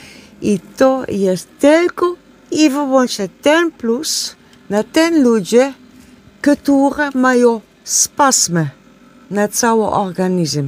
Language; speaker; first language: Polish; non-native, learner; Dutch